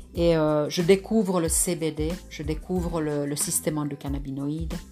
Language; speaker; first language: French; non-native, fluent; Finnish